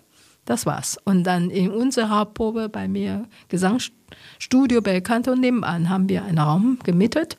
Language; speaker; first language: German; non-native, learner; Chinese